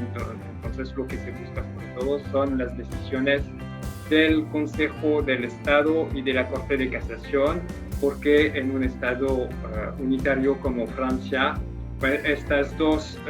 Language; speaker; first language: Spanish; non-native, fluent; French